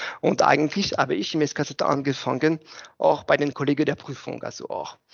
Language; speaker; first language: German; non-native, fluent; French